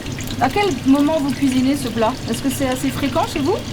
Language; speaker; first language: French; native; French